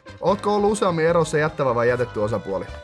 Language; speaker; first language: Finnish; native; Finnish